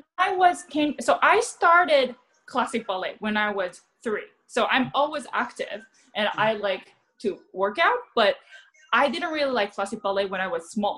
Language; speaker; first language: English; non-native, fluent; Japanese